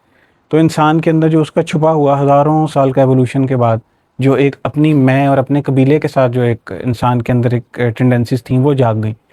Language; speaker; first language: Urdu; native; Urdu